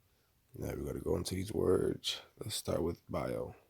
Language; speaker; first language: English; native; English